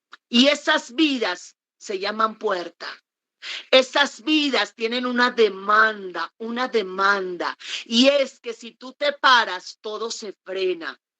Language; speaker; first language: Spanish; native; Spanish